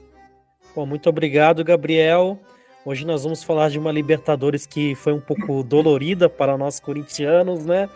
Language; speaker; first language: Portuguese; native; Portuguese